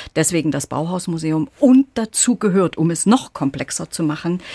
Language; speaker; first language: German; native; German